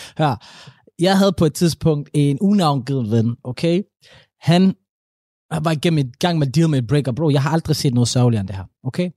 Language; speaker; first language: Danish; early bilingual, other home language; Somali